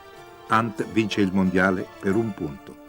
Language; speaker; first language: Italian; native; Italian